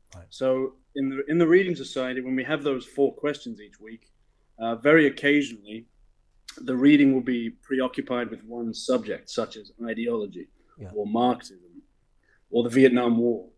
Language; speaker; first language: English; native; English